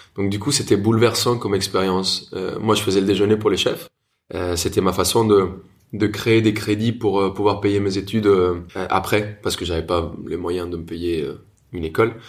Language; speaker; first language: French; non-native, fluent; Spanish